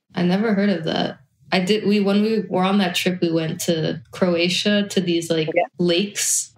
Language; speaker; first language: English; native; English